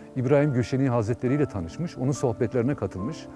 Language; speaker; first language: Turkish; native; Turkish